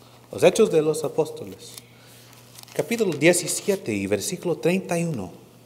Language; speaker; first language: Spanish; non-native, fluent; English